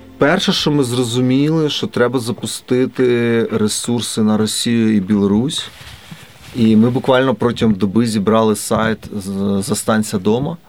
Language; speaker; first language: Ukrainian; native; Ukrainian